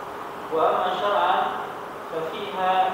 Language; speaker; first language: Arabic; non-native, learner; Indonesian